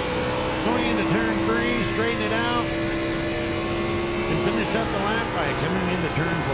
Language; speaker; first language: English; native; English